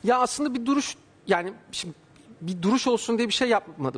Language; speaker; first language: Turkish; native; Turkish